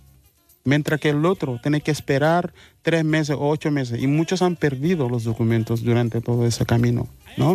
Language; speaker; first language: Spanish; non-native, fluent; Mandingo